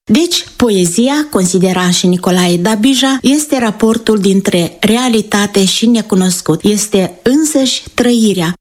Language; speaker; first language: Romanian; native; Romanian